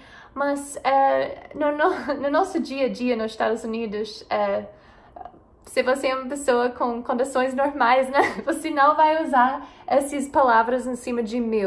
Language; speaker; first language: Portuguese; non-native, fluent; English